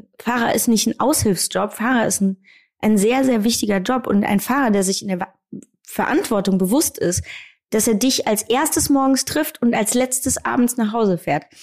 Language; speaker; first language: German; native; German